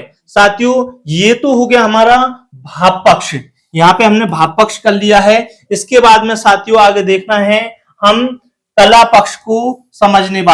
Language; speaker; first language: Hindi; native; Hindi